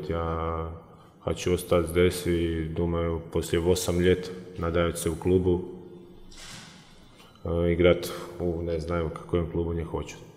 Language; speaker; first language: Russian; non-native, fluent; Croatian